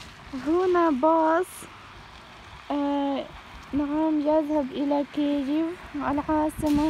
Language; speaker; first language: Arabic; non-native, fluent; Ukrainian